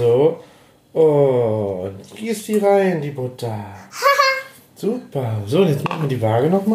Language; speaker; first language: German; native; German